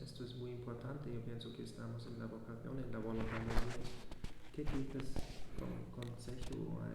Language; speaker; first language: Spanish; non-native, fluent; German